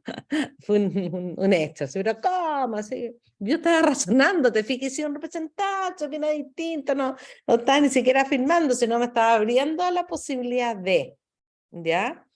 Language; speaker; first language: Spanish; native; Spanish